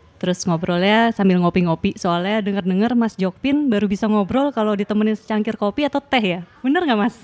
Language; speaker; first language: Indonesian; native; Indonesian